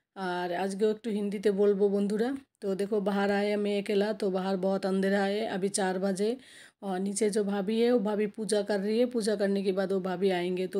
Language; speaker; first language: Hindi; non-native, local second language; Bangla